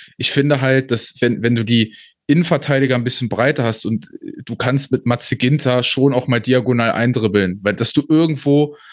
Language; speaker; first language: German; native; German